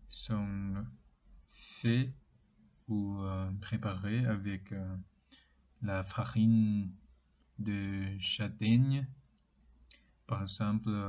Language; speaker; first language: French; non-native, learner; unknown